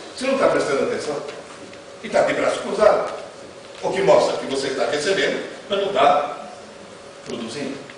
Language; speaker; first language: Portuguese; non-native, fluent; Italian